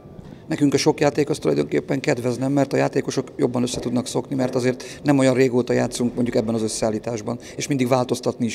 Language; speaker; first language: Hungarian; native; Hungarian